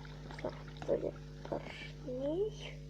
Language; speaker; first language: Russian; native; Russian